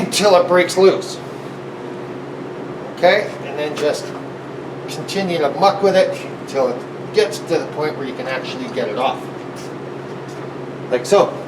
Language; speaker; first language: English; native; English